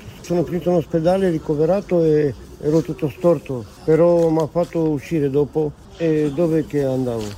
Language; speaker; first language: Italian; non-native, learner; Romanian